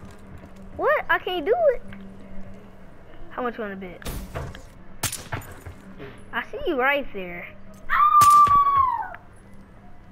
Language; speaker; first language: English; native; English